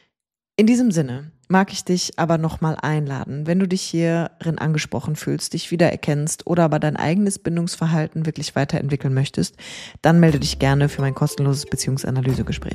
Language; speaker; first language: German; native; German